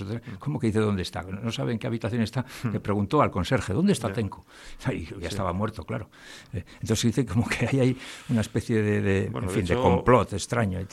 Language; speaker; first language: Spanish; native; Spanish